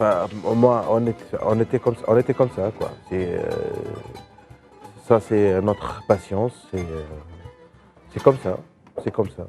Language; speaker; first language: French; non-native, learner; Arabic